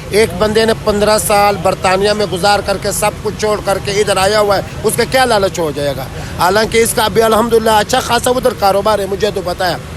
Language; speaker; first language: Urdu; non-native, local second language; Pashto